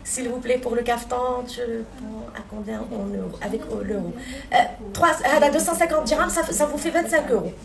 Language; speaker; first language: French; non-native, local second language; Arabic